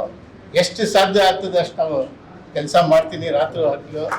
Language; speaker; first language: Kannada; non-native, local second language; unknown